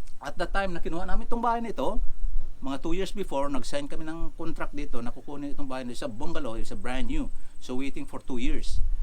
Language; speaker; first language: Filipino; native; Filipino